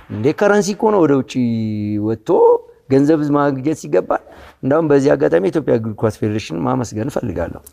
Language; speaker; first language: Amharic; native; Amharic